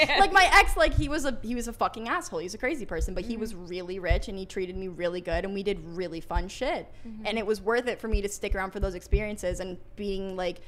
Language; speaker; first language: English; native; English